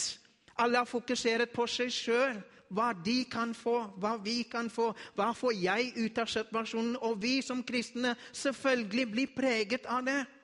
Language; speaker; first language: Norwegian; non-native, learner; Afrikaans